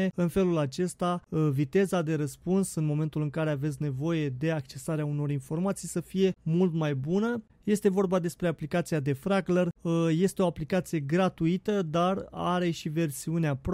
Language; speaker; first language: Romanian; native; Romanian